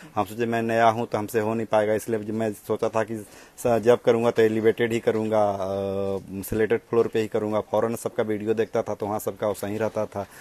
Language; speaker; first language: Hindi; native; Hindi